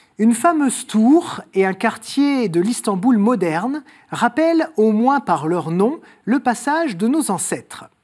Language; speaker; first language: French; native; French